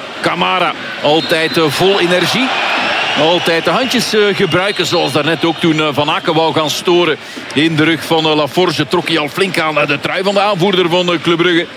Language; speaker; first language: Dutch; native; Dutch